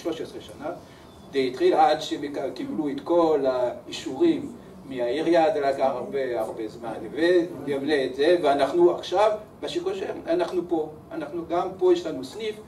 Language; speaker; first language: Hebrew; early bilingual, other home language; French